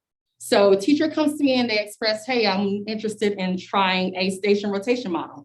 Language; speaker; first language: English; native; English